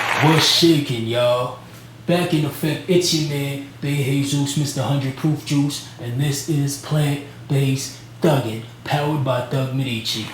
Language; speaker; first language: English; native; English